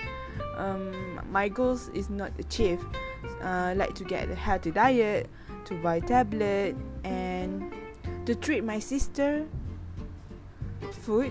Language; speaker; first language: English; non-native, learner; Malay